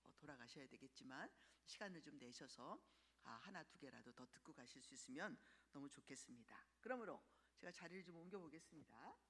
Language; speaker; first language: Korean; early bilingual, heritage; Korean